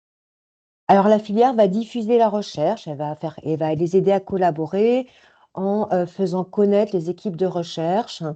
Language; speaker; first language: French; native; French